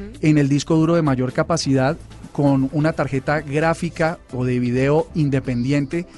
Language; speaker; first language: Spanish; native; Spanish